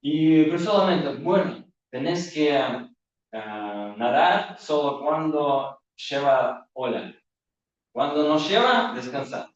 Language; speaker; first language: Spanish; non-native, learner; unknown